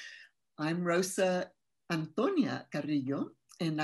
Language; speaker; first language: English; early bilingual, other home language; Spanish